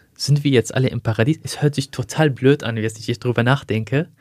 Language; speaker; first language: German; non-native, fluent; Arabic